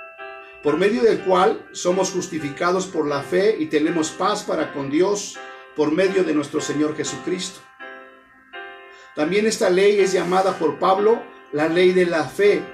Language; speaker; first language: Spanish; native; Spanish